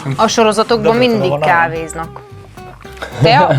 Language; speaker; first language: Hungarian; native; Hungarian